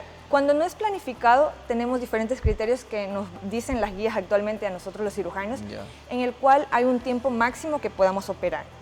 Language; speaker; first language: Spanish; native; Spanish